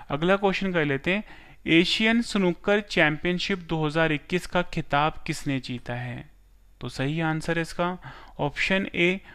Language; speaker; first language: Hindi; non-native, local second language; Gujarati